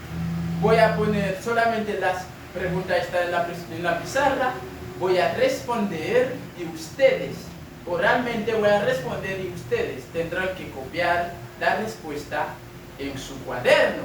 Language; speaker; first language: Spanish; non-native, fluent; French